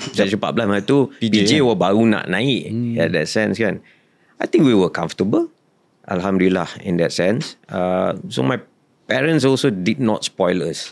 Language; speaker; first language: English; non-native, local second language; Malay